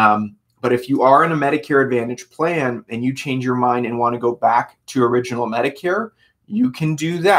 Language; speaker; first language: English; native; English